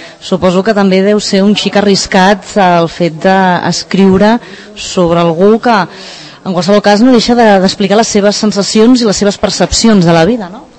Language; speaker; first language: Catalan; native; Catalan